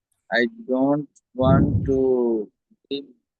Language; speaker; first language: English; non-native, learner; Bangla